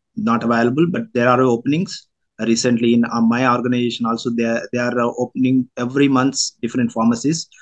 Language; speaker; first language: English; non-native, local second language; Telugu